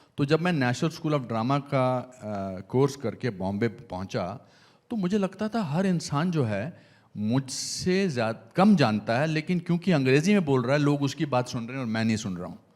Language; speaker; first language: Hindi; native; Hindi